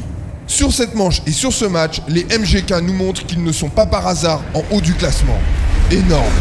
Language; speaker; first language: French; native; French